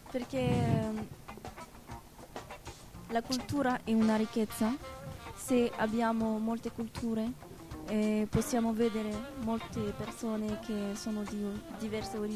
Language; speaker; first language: Italian; non-native, learner; French